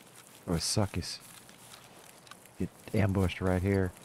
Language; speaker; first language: English; native; English